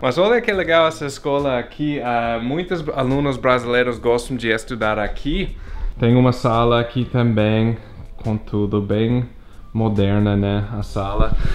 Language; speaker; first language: Portuguese; non-native, fluent; English